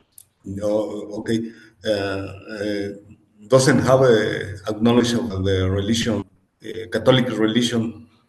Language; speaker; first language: English; non-native, learner; Spanish